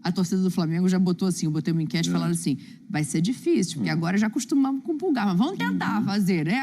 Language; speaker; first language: Portuguese; native; Portuguese